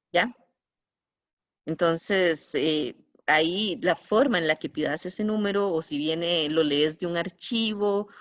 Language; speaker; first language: Spanish; native; Spanish